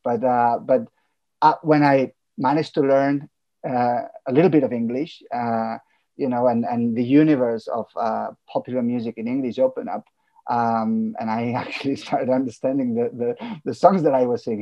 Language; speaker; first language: English; non-native, fluent; Catalan